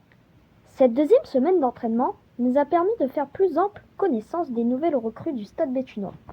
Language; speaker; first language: French; native; French